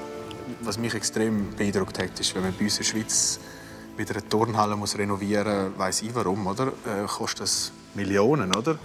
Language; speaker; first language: German; native; German